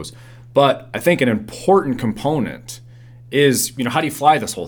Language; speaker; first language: English; native; English